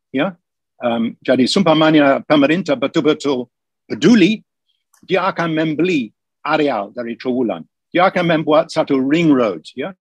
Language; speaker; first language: Indonesian; non-native, fluent; English